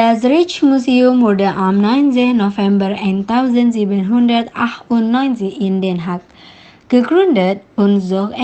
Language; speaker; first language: German; non-native, learner; Indonesian